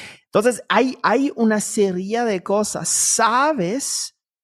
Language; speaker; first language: Spanish; non-native, fluent; French